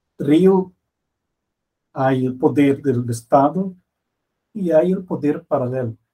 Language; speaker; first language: Spanish; non-native, fluent; Portuguese